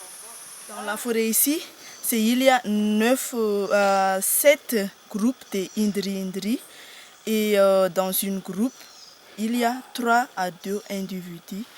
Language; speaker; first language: French; non-native, local second language; Malagasy